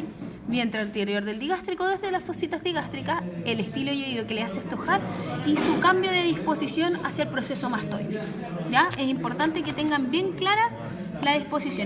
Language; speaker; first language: Spanish; native; Spanish